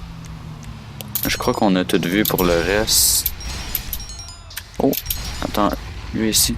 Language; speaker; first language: French; native; French